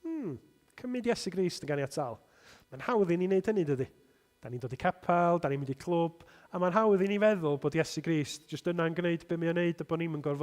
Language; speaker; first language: Welsh; native; Welsh